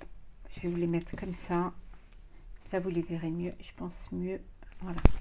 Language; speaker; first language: French; native; French